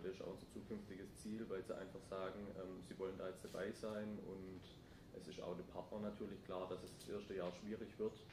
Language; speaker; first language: German; native; German